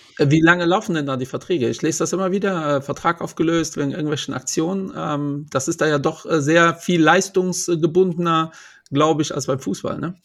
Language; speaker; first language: German; early bilingual, other home language; Portuguese